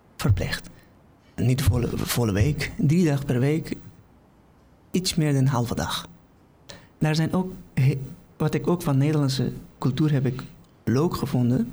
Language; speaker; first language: Dutch; non-native, fluent; Persian